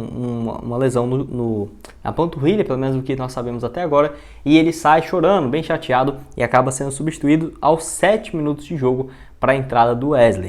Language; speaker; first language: Portuguese; native; Portuguese